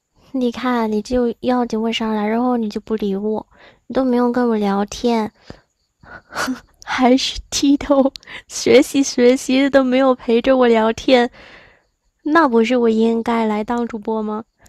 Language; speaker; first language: Chinese; non-native, fluent; Vietnamese